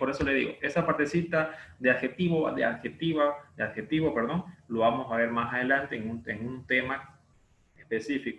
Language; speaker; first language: Spanish; native; Spanish